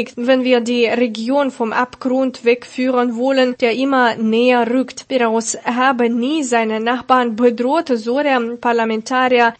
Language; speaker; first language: German; non-native, fluent; Russian